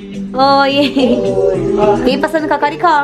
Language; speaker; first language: Portuguese; native; Portuguese